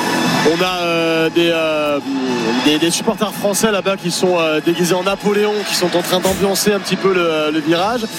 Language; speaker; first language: French; native; French